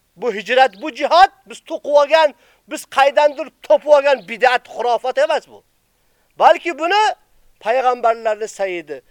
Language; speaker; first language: Uzbek; native; Uzbek